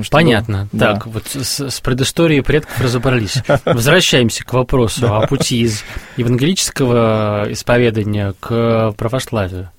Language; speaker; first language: Russian; native; Russian